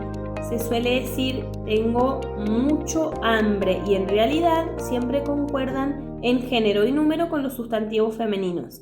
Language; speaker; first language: Spanish; native; Spanish